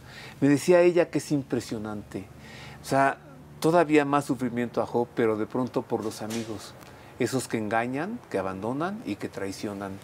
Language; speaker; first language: Spanish; native; Spanish